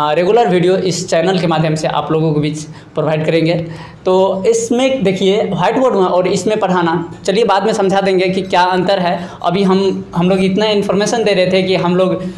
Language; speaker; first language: Hindi; native; Hindi